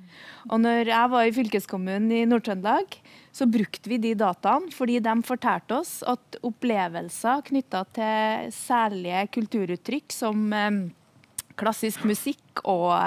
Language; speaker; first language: Norwegian; native; Norwegian